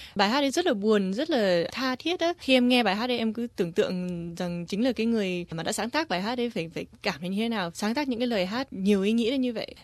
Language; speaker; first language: Vietnamese; early bilingual, heritage; Vietnamese